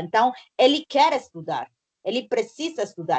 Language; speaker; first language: Portuguese; non-native, learner; Spanish